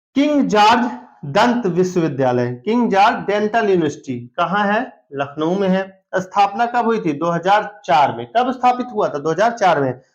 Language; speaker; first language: Hindi; native; Hindi